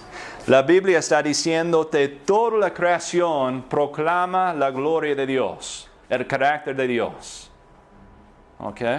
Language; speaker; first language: Spanish; non-native, fluent; English